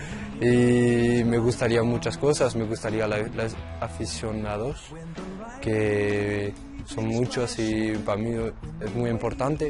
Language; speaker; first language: Spanish; non-native, learner; French